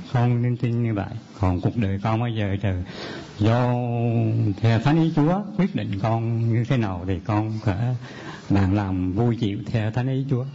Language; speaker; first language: Vietnamese; native; Vietnamese